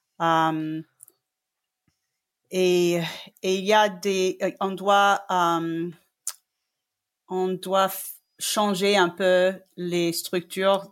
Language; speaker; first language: French; non-native, fluent; English